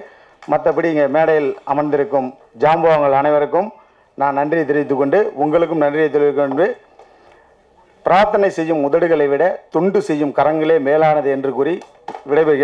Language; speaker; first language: Tamil; native; Tamil